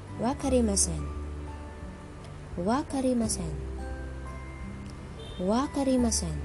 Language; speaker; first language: Japanese; non-native, learner; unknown